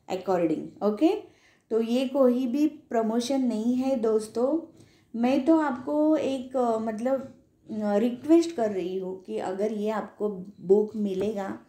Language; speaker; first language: Hindi; non-native, local second language; Marathi